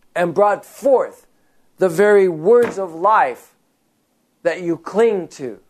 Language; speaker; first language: English; native; English